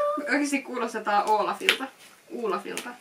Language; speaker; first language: Finnish; native; Finnish